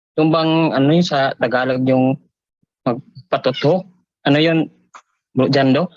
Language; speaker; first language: Filipino; non-native, local second language; Cebuano